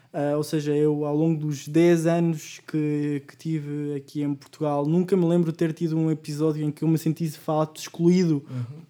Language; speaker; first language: Portuguese; early bilingual, other home language; Spanish